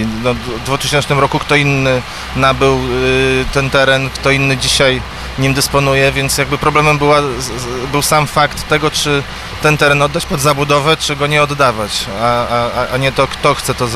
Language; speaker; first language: Polish; native; Polish